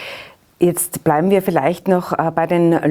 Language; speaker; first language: German; native; German